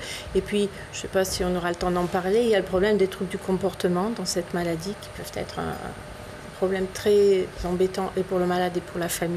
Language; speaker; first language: French; native; French